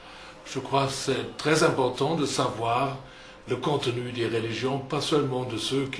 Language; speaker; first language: French; non-native, fluent; German